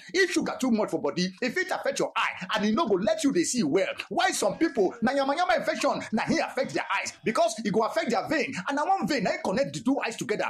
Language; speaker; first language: Nigerian Pidgin; non-native, local second language; Yoruba